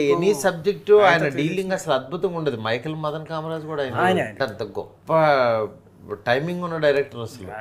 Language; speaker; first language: Telugu; native; Telugu